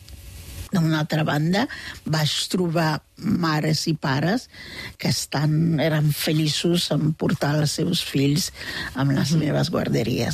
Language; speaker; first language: Catalan; non-native, fluent; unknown